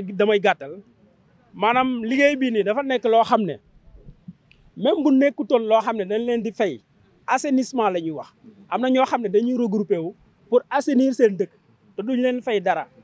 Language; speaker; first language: Wolof; non-native, local second language; Serer